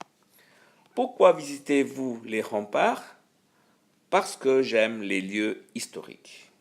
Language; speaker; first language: French; non-native, fluent; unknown